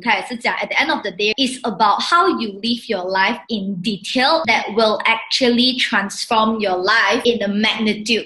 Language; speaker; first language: English; non-native, local second language; Chinese